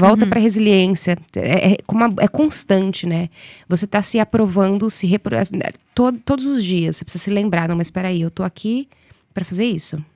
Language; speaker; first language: Portuguese; native; Portuguese